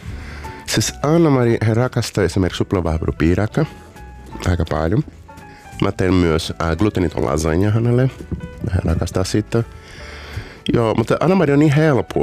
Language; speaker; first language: Finnish; non-native, fluent; Portuguese